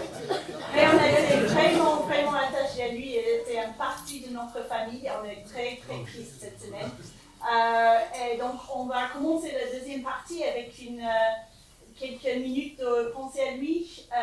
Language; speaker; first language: French; non-native, learner; English